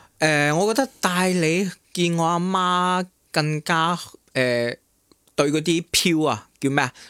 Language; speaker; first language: Cantonese; non-native, local second language; Min Nan Chinese